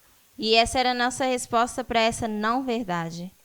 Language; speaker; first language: Portuguese; native; Portuguese